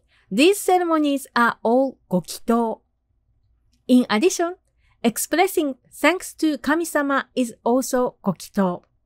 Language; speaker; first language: English; non-native, fluent; Japanese